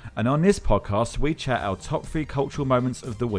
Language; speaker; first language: English; native; English